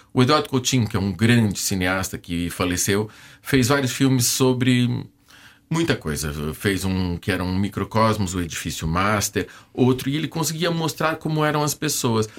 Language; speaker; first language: Portuguese; native; Portuguese